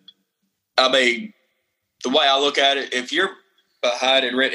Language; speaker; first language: English; native; English